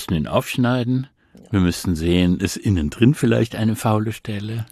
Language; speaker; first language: German; native; German